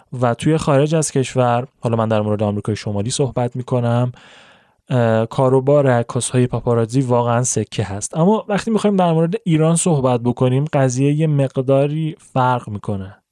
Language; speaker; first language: Persian; native; Persian